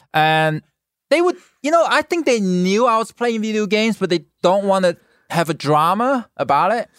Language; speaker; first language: English; non-native, local second language; Cantonese